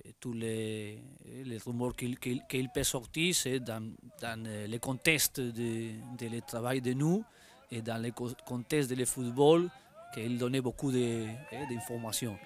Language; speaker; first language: French; non-native, learner; Spanish